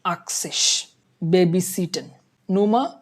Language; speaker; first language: German; non-native, fluent; Bangla